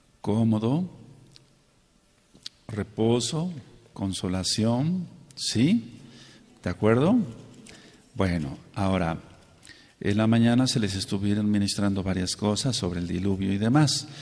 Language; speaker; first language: Spanish; native; Spanish